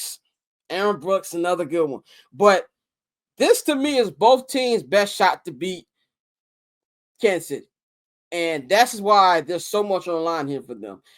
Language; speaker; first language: English; native; English